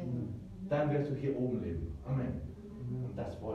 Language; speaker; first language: German; early bilingual, heritage; Spanish